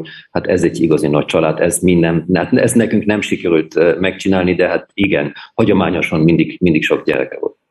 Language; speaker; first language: Hungarian; early bilingual, heritage; German